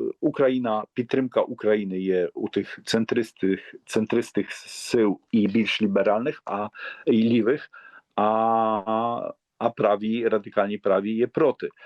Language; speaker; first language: Polish; non-native, learner; Ukrainian